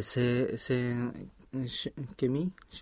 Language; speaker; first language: French; non-native, learner; Spanish